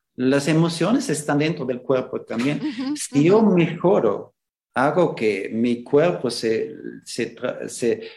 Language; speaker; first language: Spanish; non-native, fluent; German